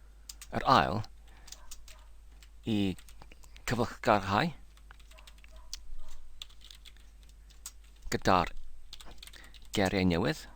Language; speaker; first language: Welsh; non-native, learner; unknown